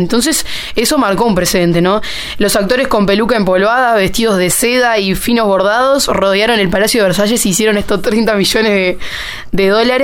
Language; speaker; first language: Spanish; native; Spanish